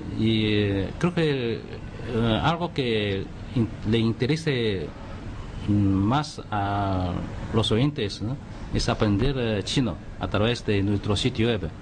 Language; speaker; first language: Spanish; non-native, fluent; Chinese